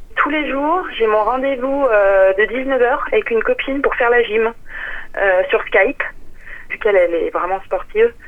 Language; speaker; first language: French; native; French